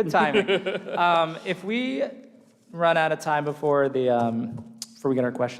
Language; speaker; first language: English; native; English